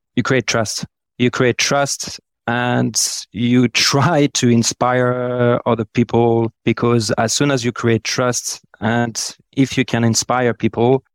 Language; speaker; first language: English; non-native, fluent; French